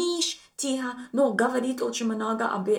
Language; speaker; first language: Russian; non-native, learner; English